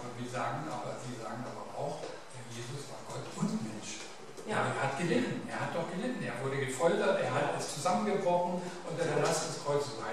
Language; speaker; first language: German; native; German